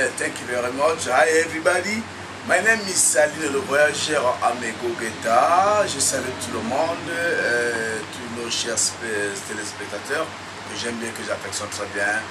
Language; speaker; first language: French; non-native, local second language; Lingala